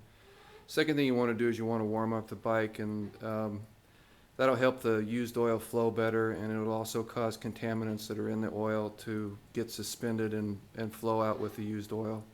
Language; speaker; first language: English; native; English